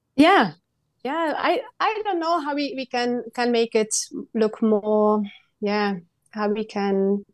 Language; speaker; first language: English; non-native, learner; Dutch